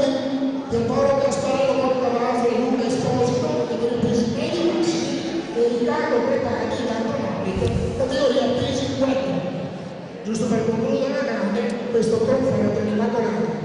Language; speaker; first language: Italian; native; Italian